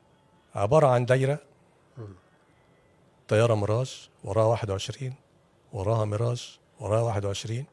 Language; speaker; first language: Arabic; native; Arabic